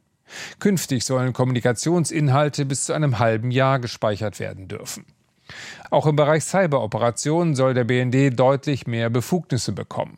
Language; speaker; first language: German; native; German